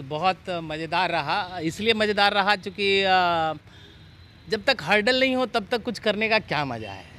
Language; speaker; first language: Hindi; native; Hindi